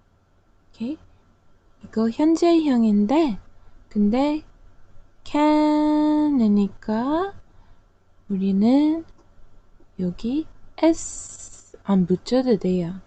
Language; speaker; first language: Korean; non-native, learner; English